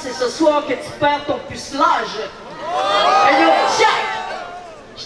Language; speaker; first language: French; native; French